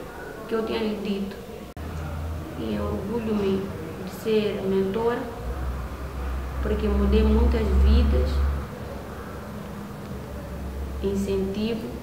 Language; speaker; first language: Portuguese; non-native, local second language; Makhuwa